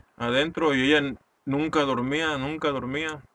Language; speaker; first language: Spanish; native; Spanish